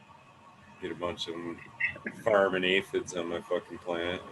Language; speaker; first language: English; native; English